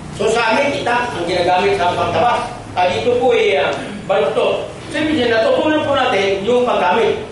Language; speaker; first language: Filipino; non-native, local second language; Cebuano